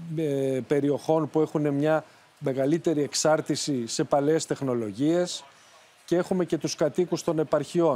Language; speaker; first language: Greek; native; Greek